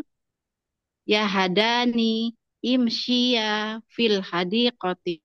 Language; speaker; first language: Arabic; non-native, learner; Indonesian